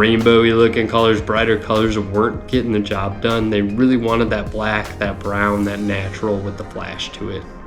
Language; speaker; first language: English; native; English